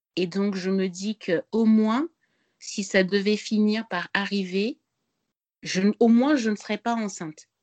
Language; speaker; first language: French; native; French